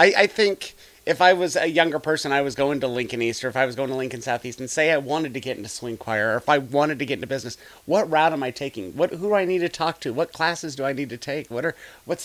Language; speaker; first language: English; native; English